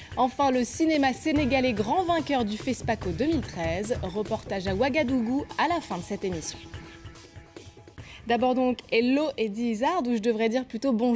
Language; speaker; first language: French; native; French